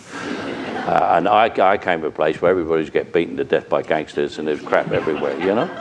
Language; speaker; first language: English; native; English